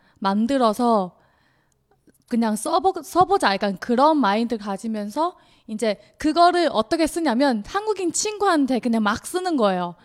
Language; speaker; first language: Korean; non-native, fluent; Chinese